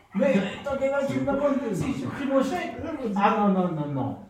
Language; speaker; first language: French; non-native, fluent; Soninke